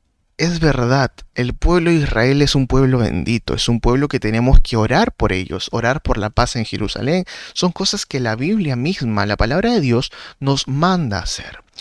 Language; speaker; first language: Spanish; native; Spanish